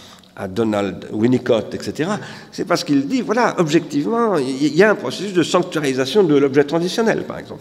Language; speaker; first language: French; native; French